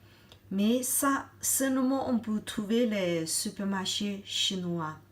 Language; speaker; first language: French; non-native, learner; Chinese